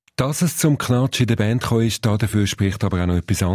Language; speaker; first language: German; native; German